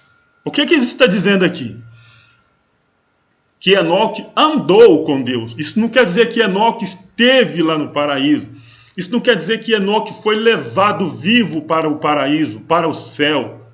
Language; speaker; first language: Portuguese; native; Portuguese